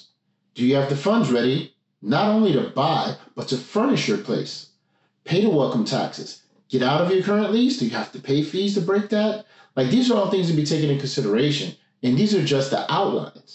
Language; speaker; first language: English; native; English